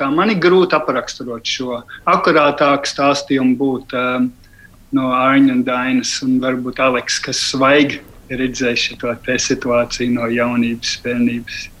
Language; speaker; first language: Latvian; early bilingual, heritage; Latvian